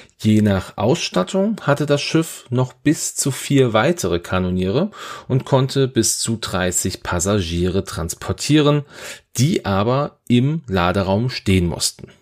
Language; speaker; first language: German; native; German